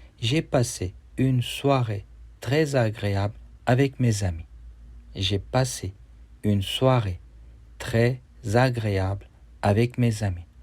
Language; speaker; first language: French; non-native, fluent; Turkish